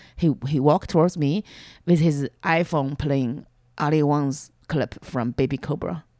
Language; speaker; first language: English; non-native, fluent; Chinese